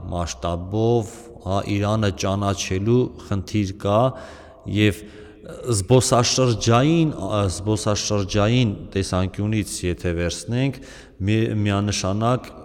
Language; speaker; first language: Armenian; native; Armenian